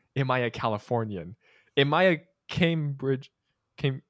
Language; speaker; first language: English; early bilingual, other home language; Chinese